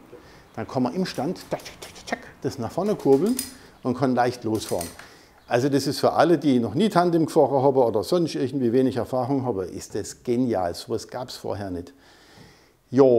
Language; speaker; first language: German; native; German